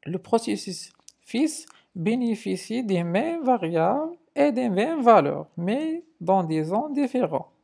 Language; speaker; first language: French; non-native, local second language; Arabic